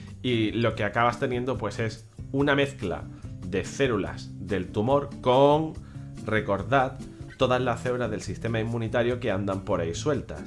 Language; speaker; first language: Spanish; native; Spanish